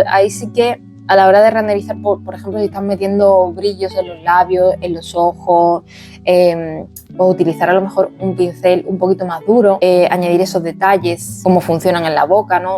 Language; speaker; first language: Spanish; native; Spanish